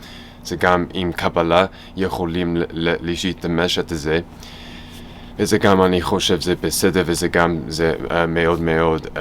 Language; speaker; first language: Hebrew; non-native, learner; English